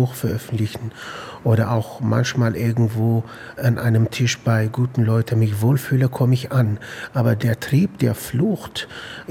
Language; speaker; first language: German; non-native, fluent; Arabic